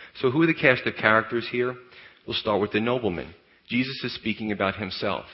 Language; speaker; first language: English; native; English